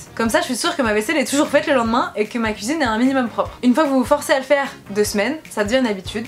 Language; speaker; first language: French; native; French